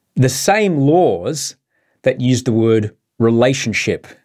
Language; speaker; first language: English; native; English